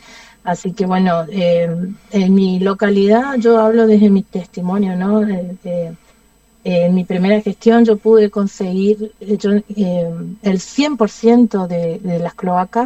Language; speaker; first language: Spanish; native; Spanish